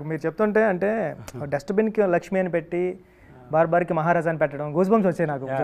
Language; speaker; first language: Telugu; native; Telugu